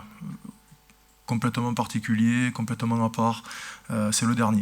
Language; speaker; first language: French; native; French